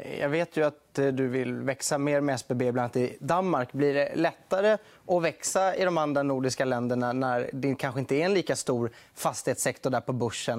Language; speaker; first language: Swedish; native; Swedish